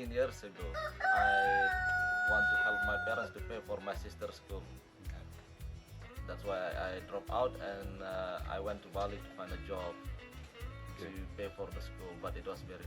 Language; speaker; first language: English; non-native, fluent; Sasak